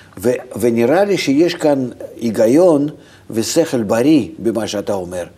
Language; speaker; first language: Hebrew; non-native, fluent; Russian